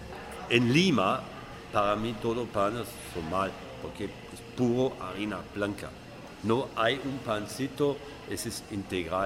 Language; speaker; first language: Spanish; non-native, fluent; German